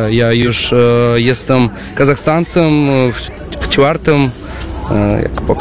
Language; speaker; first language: Polish; non-native, learner; Russian